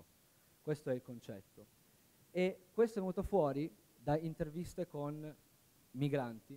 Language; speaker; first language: Italian; native; Italian